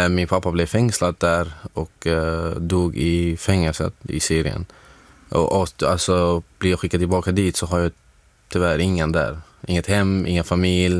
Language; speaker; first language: Swedish; non-native, fluent; Arabic